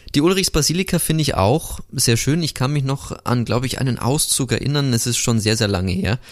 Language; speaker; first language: German; native; German